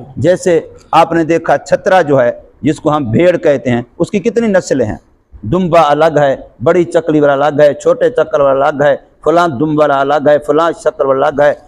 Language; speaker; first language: Urdu; non-native, local second language; Saraiki